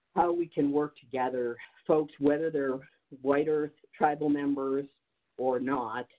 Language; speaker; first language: English; native; English